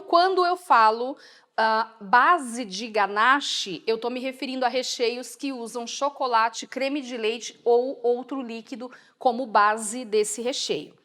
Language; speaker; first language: Portuguese; native; Portuguese